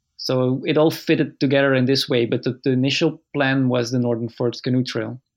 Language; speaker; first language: English; non-native, fluent; Dutch